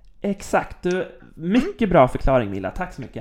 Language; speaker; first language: Swedish; native; Swedish